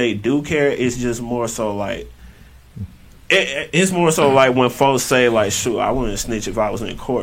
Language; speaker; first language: English; native; English